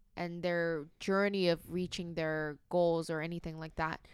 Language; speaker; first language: English; non-native, local second language; Cantonese